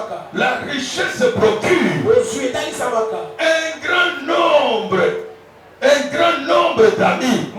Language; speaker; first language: French; non-native, local second language; Lingala